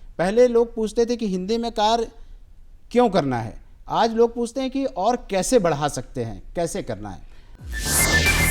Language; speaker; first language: Hindi; native; Hindi